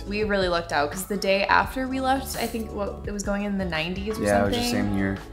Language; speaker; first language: English; native; English